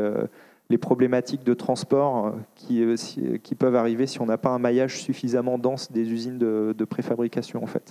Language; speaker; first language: French; native; French